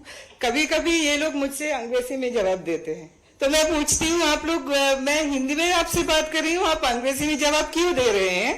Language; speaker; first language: Hindi; non-native, fluent; Sinhala